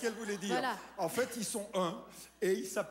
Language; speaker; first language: French; native; French